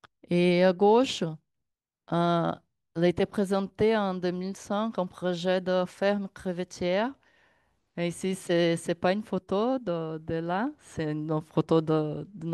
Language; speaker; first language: French; non-native, learner; Portuguese